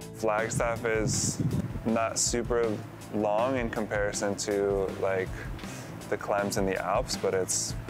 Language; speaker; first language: English; native; English